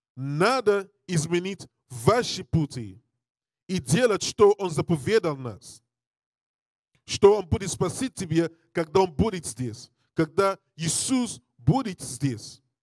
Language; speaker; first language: Russian; non-native, learner; English